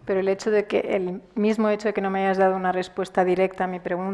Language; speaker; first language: Spanish; native; Spanish